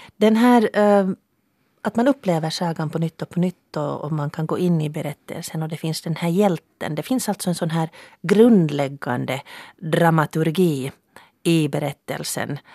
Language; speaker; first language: Swedish; native; Swedish